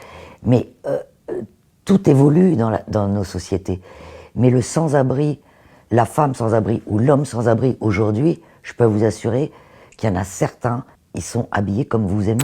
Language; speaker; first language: French; native; French